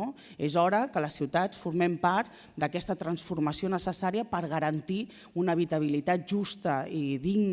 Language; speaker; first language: Catalan; native; Catalan